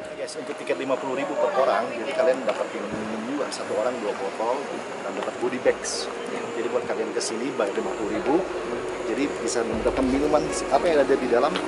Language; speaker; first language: Indonesian; native; Indonesian